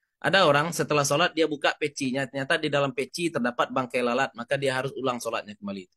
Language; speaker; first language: Indonesian; non-native, local second language; Minangkabau